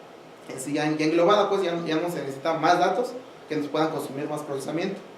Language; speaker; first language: Spanish; native; Spanish